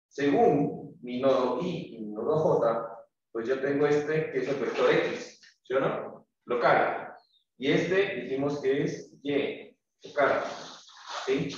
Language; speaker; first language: Spanish; native; Spanish